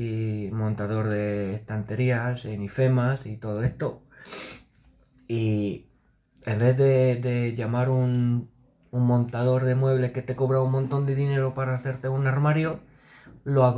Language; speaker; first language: Spanish; non-native, fluent; Romanian